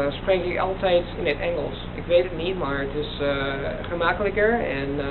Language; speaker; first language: Dutch; non-native, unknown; Italian